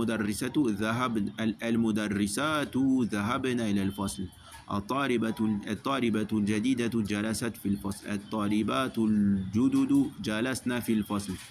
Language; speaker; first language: Arabic; non-native, fluent; French